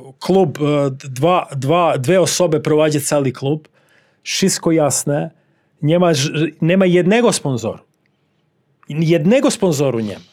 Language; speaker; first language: Polish; non-native, fluent; Serbian